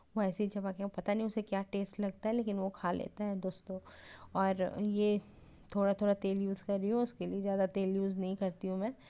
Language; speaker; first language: Hindi; native; Hindi